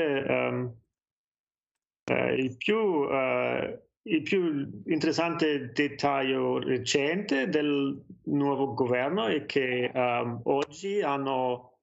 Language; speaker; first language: Italian; non-native, learner; German